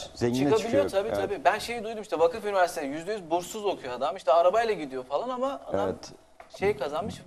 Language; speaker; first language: Turkish; native; Turkish